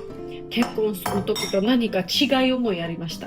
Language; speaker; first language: Japanese; non-native, fluent; Georgian